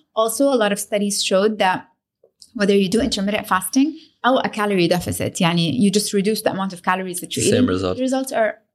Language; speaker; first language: English; early bilingual, other home language; Arabic